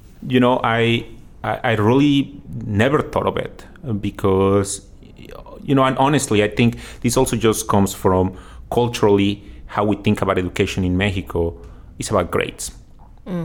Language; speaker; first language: English; non-native, fluent; Spanish